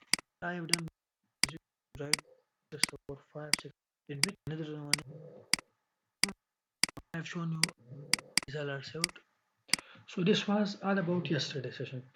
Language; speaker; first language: English; non-native, local second language; Urdu